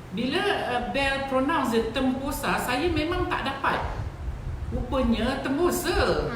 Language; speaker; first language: Malay; native; Malay